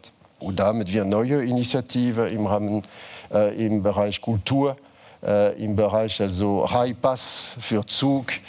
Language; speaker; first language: German; non-native, fluent; French